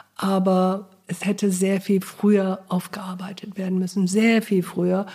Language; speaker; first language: German; early bilingual, other home language; English